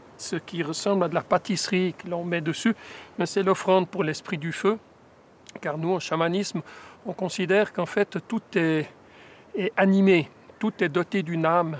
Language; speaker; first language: French; native; French